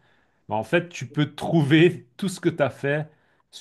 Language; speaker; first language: French; native; French